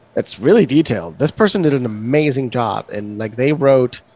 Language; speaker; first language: English; non-native, local second language; Spanish